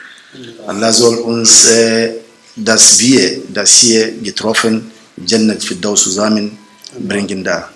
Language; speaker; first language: German; non-native, learner; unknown